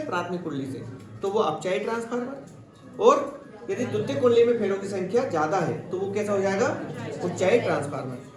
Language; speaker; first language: Hindi; native; Hindi